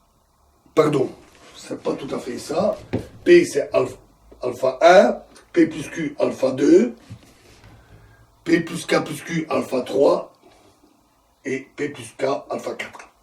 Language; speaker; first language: French; native; French